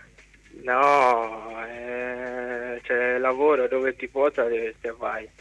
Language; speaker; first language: Italian; non-native, fluent; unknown